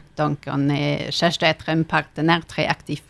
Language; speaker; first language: French; non-native, fluent; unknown